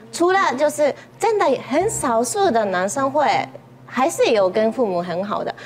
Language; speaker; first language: Chinese; non-native, fluent; Japanese